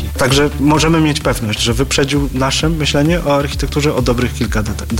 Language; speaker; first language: Polish; native; Polish